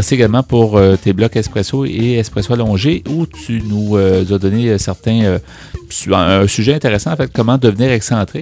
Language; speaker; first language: French; native; French